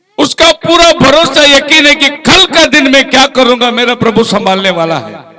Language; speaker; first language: Hindi; non-native, local second language; Tamil